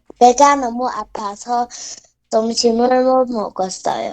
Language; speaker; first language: Korean; non-native, learner; Chinese